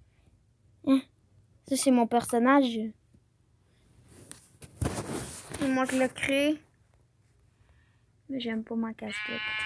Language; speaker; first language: French; native; French